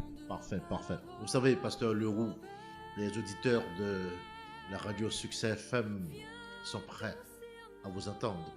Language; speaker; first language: French; non-native, local second language; Haitian Creole